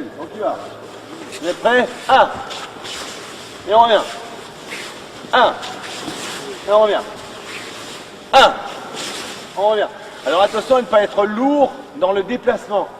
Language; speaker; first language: French; native; French